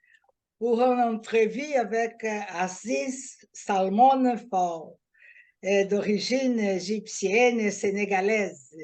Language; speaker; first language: French; non-native, learner; Portuguese